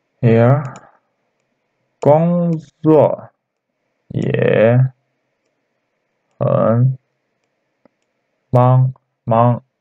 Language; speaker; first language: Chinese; non-native, learner; Turkish